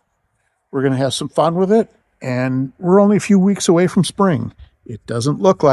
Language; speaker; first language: English; native; English